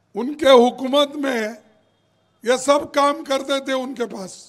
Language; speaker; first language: Hindi; non-native, local second language; Kannada